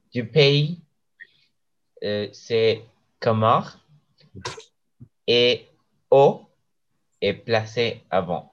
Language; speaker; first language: French; non-native, learner; Spanish